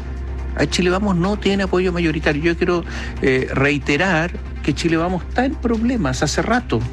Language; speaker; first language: Spanish; native; Spanish